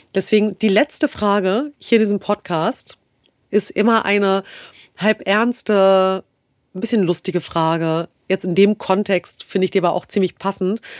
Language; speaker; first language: German; early bilingual, other home language; Kurdish